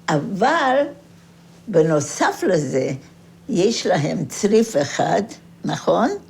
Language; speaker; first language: Hebrew; non-native, fluent; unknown